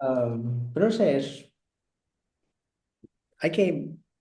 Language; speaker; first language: Spanish; non-native, fluent; Portuguese